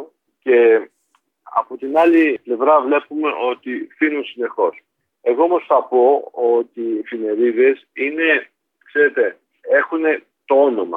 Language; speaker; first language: Greek; native; Greek